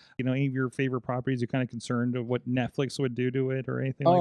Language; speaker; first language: English; native; English